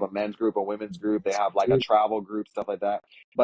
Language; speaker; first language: English; native; English